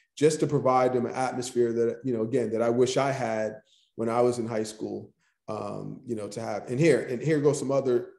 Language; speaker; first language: English; native; English